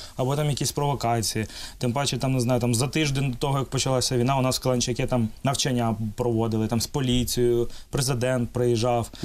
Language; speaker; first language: Ukrainian; non-native, local second language; Russian